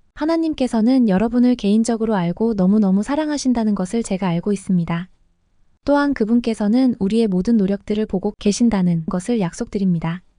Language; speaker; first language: Korean; non-native, fluent; Filipino